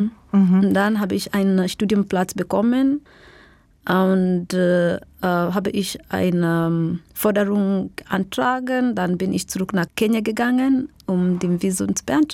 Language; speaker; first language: German; non-native, learner; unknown